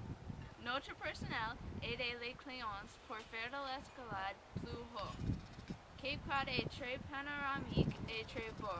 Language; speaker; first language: French; non-native, learner; English